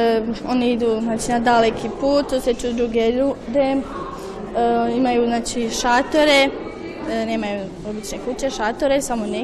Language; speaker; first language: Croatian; non-native, local second language; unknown